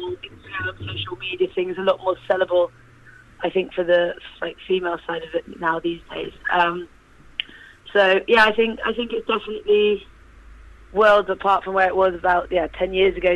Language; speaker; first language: English; native; English